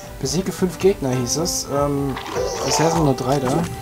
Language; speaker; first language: German; native; German